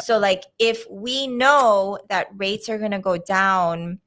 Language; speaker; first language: English; native; English